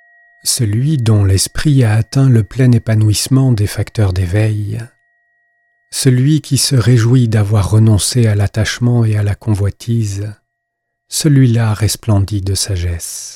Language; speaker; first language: French; native; French